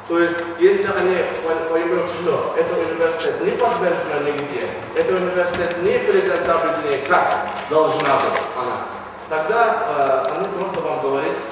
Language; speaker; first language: Russian; non-native, learner; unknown